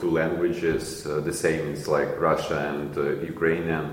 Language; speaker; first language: English; non-native, learner; Ukrainian